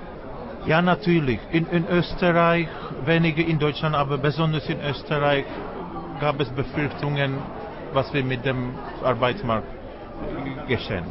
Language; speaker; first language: German; non-native, fluent; Czech